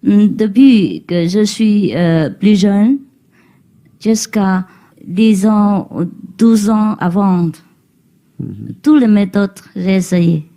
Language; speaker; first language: French; non-native, learner; Chinese